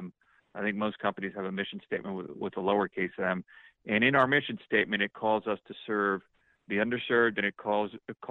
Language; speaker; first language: English; native; English